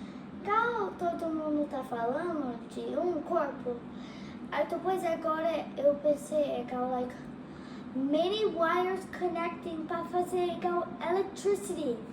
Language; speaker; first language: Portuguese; early bilingual, heritage; Portuguese